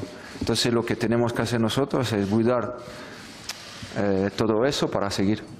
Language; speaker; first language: Spanish; non-native, fluent; French